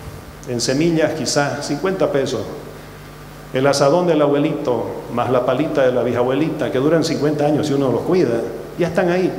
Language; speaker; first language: Spanish; native; Spanish